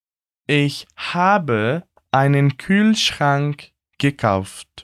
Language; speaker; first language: German; non-native, fluent; Portuguese